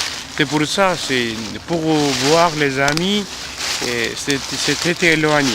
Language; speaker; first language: French; non-native, fluent; Korean